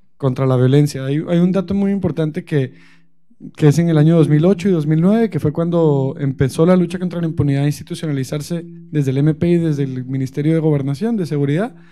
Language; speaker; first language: Spanish; native; Spanish